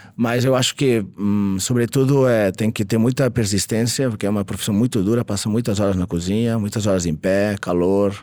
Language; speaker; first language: Portuguese; non-native, fluent; Catalan